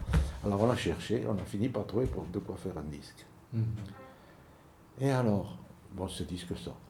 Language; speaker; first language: French; native; French